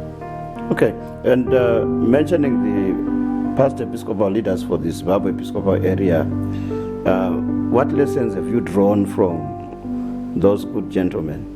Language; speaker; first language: English; non-native, local second language; Shona